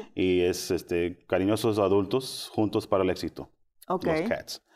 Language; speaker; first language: Spanish; early bilingual, heritage; Spanish